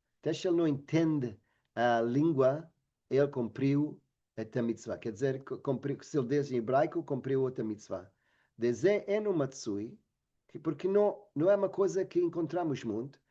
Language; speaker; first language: Portuguese; non-native, fluent; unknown